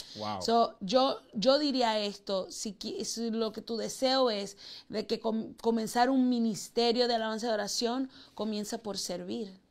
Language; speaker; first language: Spanish; early bilingual, heritage; Spanish